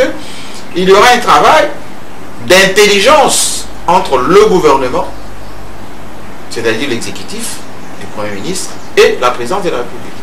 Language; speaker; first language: French; non-native, local second language; Luba-Lulua